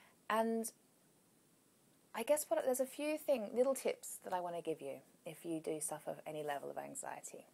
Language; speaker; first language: English; native; English